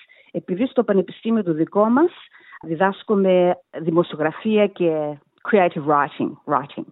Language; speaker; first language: Greek; early bilingual, heritage; Greek